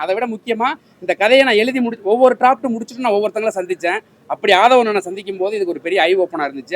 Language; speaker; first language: Tamil; native; Tamil